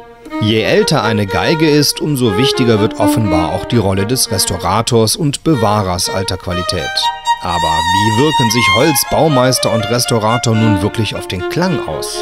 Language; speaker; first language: German; native; German